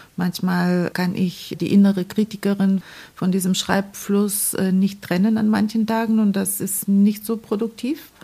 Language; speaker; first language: German; non-native, fluent; Bulgarian